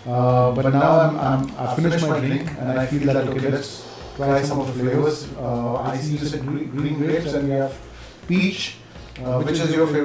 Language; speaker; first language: English; non-native, local second language; Hindi